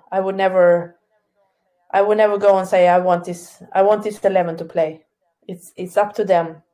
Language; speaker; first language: English; non-native, fluent; Swedish